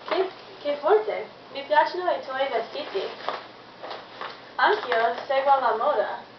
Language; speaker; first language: Italian; non-native, learner; English